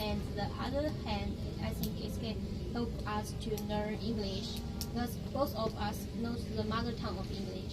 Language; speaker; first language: English; non-native, learner; Chinese